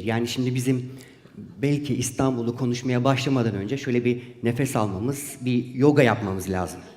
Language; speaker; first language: Turkish; native; Turkish